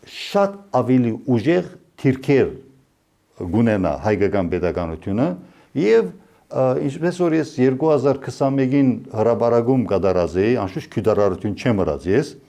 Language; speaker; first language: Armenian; early bilingual, heritage; Armenian